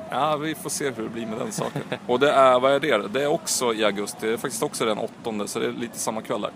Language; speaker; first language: Swedish; early bilingual, other home language; Croatian